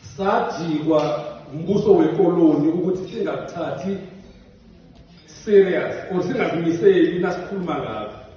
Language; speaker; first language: Zulu; non-native, local second language; South Ndebele